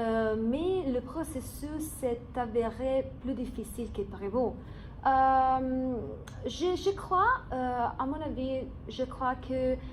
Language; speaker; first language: French; non-native, fluent; English